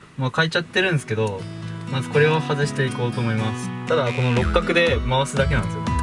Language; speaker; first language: Japanese; native; Japanese